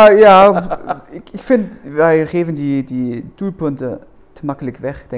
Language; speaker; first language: Dutch; non-native, learner; German